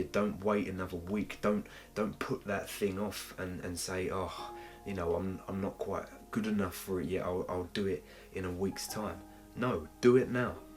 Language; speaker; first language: English; native; English